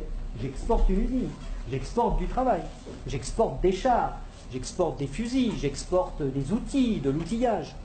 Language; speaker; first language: French; native; French